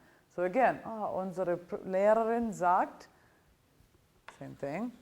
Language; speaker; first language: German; non-native, fluent; English